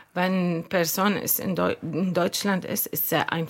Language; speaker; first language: German; non-native, fluent; Arabic